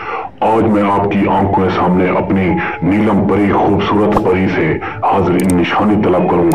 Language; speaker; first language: Urdu; native; Urdu